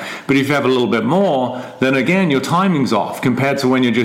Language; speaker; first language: English; native; English